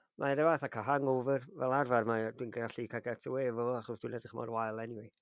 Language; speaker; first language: Welsh; native; Welsh